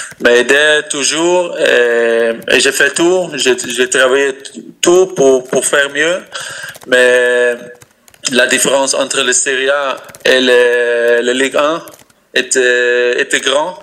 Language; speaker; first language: French; non-native, learner; Dutch